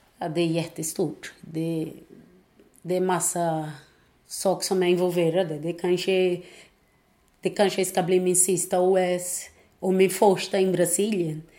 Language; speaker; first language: Swedish; non-native, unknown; Portuguese